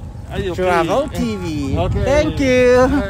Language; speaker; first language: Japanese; non-native, learner; Filipino